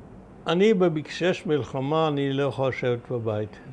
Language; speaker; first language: Hebrew; early bilingual, other home language; German